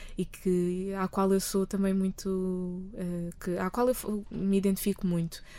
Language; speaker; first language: Portuguese; early bilingual, other home language; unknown